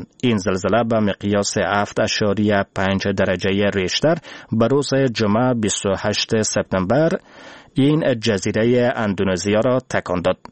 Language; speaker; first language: Persian; native; Persian